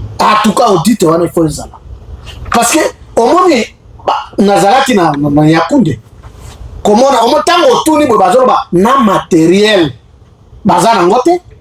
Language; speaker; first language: Lingala; non-native, local second language; Swahili